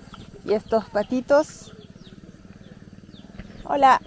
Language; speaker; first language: Spanish; non-native, fluent; French